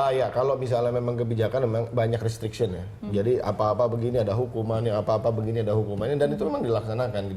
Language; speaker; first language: Indonesian; native; Indonesian